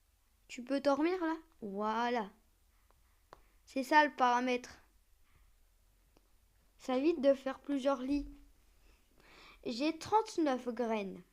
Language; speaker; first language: French; native; French